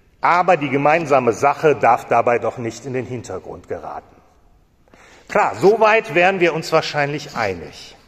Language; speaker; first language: German; native; German